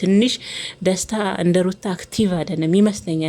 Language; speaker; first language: Amharic; native; Amharic